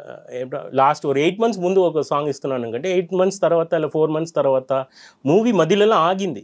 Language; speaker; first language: Telugu; non-native, fluent; Tamil